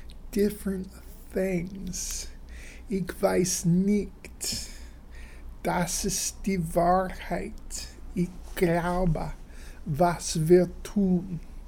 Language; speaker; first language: German; non-native, learner; English